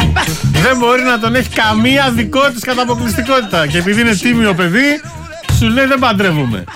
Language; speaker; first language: Greek; native; Greek